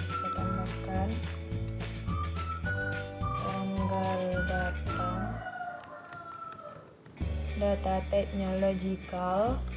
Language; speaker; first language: Indonesian; native; Indonesian